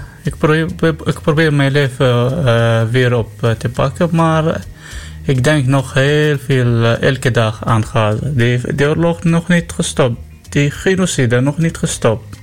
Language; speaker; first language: Dutch; non-native, learner; Arabic